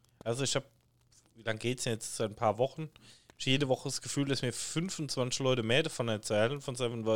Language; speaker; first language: German; native; German